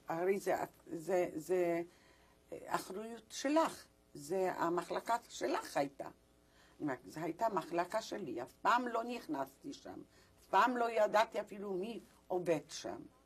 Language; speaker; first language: Hebrew; non-native, fluent; Polish